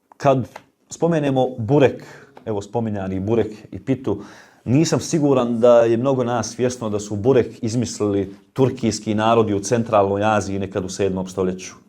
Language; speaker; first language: Bosnian; native; Bosnian